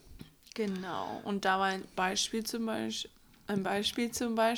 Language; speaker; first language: German; non-native, fluent; English